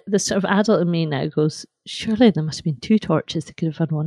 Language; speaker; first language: English; native; English